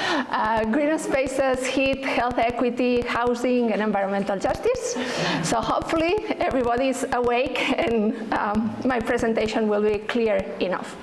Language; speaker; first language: English; non-native, fluent; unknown